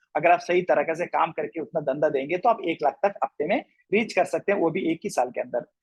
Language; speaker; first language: Hindi; non-native, local second language; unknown